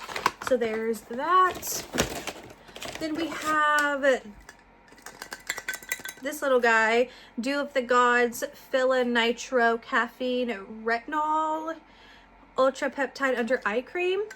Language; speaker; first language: English; native; English